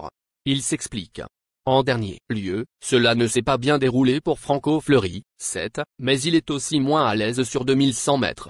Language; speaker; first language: French; native; French